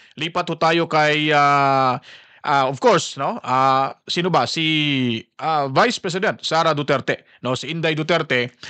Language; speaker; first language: Filipino; native; Filipino